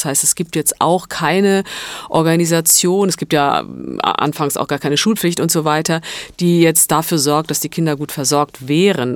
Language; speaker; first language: German; early bilingual, other home language; Italian